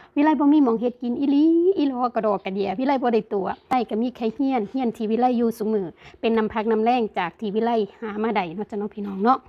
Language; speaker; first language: Thai; native; Thai